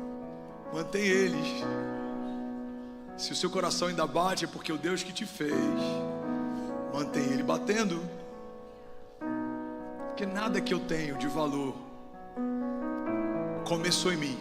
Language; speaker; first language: Portuguese; native; Portuguese